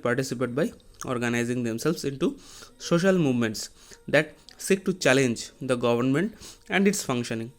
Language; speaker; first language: English; non-native, local second language; Hindi